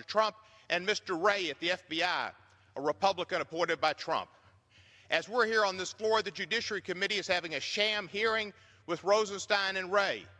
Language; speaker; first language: English; native; English